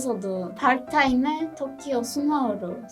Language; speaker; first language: Korean; non-native, fluent; Turkish